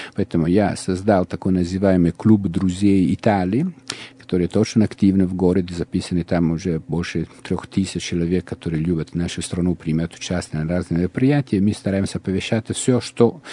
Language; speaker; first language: Russian; non-native, fluent; Italian